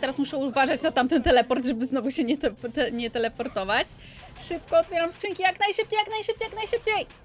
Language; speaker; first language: Polish; native; Polish